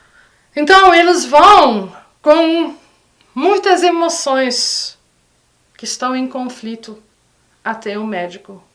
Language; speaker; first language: Portuguese; non-native, fluent; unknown